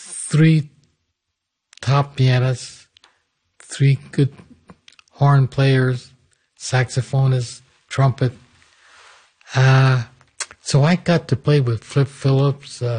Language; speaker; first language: English; native; English